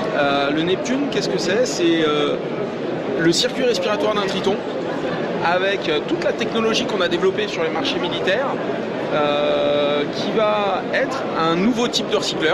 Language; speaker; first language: French; native; French